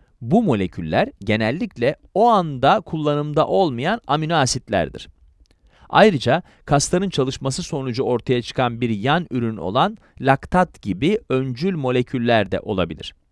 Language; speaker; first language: Turkish; native; Turkish